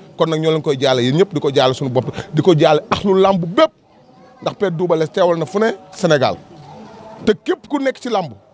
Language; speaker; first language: Wolof; native; Wolof